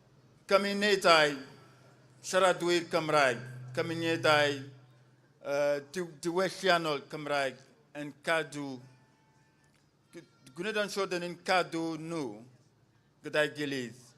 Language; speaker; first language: Welsh; non-native, fluent; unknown